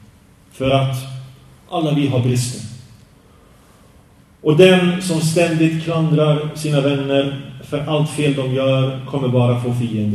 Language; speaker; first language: Swedish; early bilingual, other home language; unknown